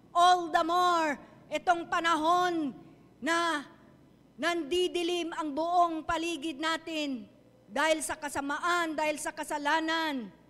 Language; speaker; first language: Filipino; non-native, local second language; Chavacano